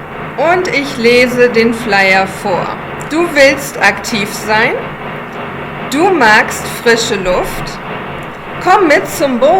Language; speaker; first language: German; non-native, fluent; English